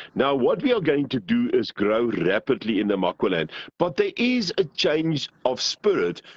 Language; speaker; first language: English; non-native, local second language; Afrikaans